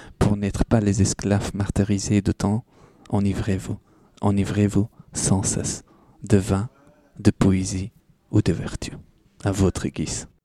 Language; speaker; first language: French; non-native, fluent; Persian